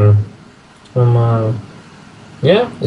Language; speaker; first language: English; non-native, learner; Russian